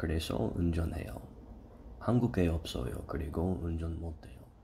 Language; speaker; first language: Korean; non-native, learner; English